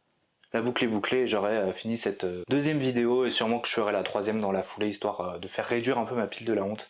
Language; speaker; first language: French; native; French